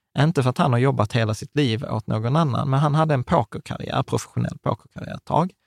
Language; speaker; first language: Swedish; early bilingual, other home language; Czech